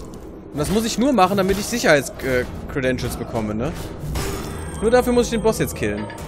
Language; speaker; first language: German; native; German